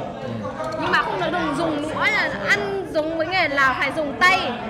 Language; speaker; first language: Vietnamese; non-native, fluent; Lao